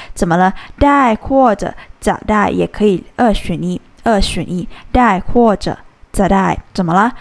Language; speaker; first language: Chinese; non-native, fluent; Thai